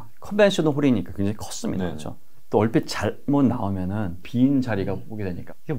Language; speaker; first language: Korean; native; Korean